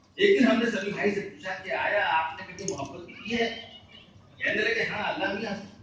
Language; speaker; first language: Urdu; native; Urdu